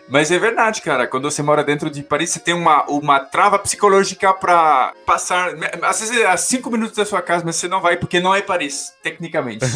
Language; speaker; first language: Portuguese; non-native, fluent; French